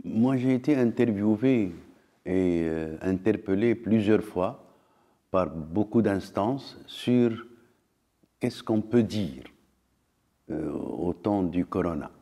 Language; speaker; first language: French; non-native, local second language; Arabic